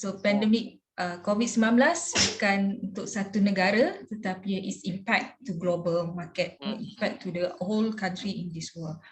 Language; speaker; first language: Malay; native; Malay